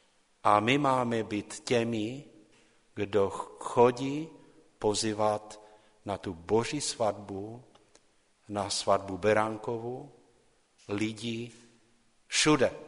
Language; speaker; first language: Czech; non-native, local second language; Polish